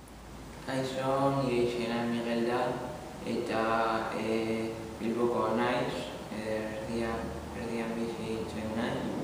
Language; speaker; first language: Basque; non-native, local second language; Spanish